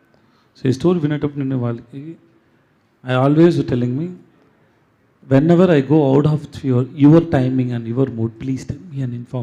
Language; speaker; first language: Telugu; non-native, learner; Tamil